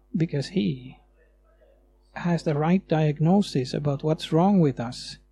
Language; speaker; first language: English; non-native, fluent; Swedish